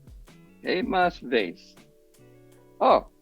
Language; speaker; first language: Spanish; non-native, learner; English